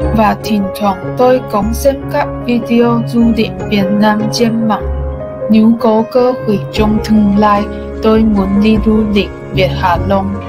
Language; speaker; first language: Vietnamese; non-native, learner; Chinese